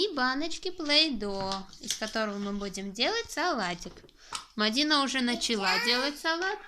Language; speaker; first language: Russian; native; Russian